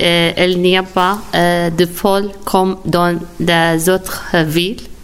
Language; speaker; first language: French; non-native, learner; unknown